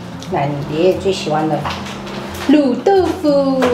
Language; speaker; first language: Chinese; native; Chinese